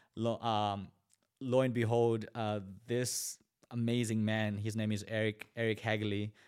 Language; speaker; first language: English; non-native, local second language; Shona